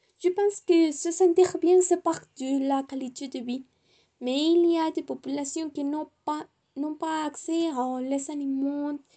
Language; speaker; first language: French; non-native, learner; Spanish